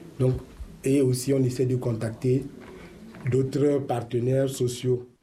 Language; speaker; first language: French; native; French